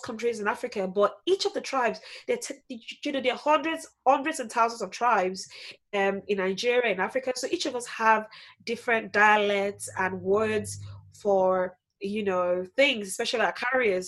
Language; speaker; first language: English; non-native, local second language; Yoruba